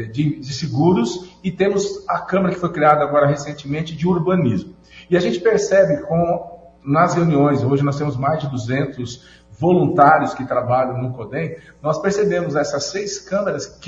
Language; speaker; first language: Portuguese; native; Portuguese